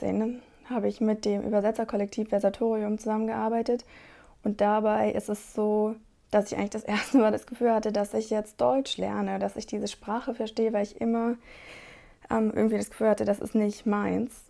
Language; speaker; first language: German; non-native, fluent; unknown